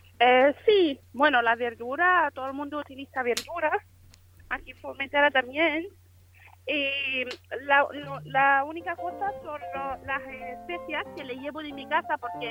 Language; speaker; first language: Spanish; non-native, fluent; Arabic